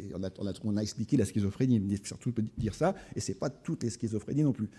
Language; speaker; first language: French; native; French